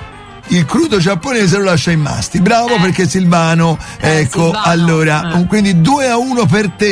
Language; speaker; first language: Italian; native; Italian